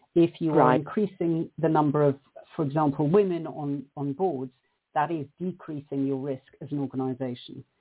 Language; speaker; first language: English; native; English